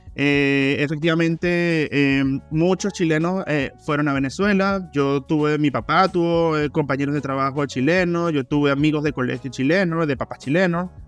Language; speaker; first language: Spanish; native; Spanish